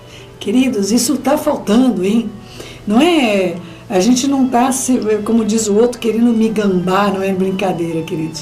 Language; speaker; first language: Portuguese; native; Portuguese